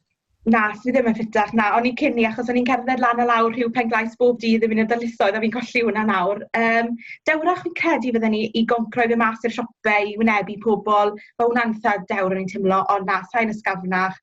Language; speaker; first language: Welsh; native; Welsh